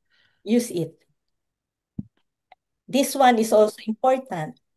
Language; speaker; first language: English; non-native, local second language; Filipino